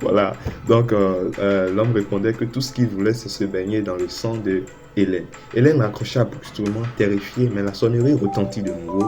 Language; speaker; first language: French; native; French